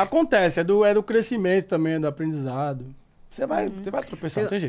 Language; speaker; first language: Portuguese; native; Portuguese